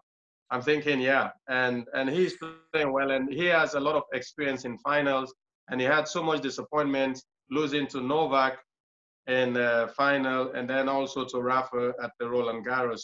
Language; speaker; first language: English; non-native, local second language; Krio